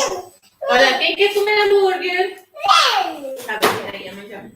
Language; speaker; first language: Portuguese; non-native, local second language; Tetum